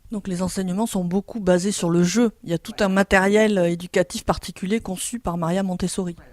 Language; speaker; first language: French; native; French